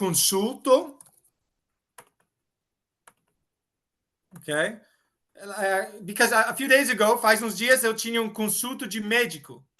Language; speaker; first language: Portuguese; non-native, learner; English